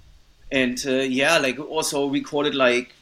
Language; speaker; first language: English; non-native, fluent; German